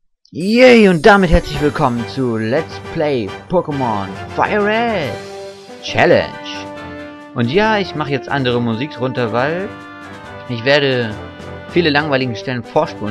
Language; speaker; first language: German; native; German